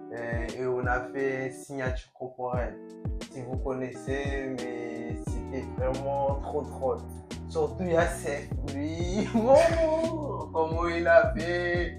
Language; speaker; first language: French; non-native, local second language; Comorian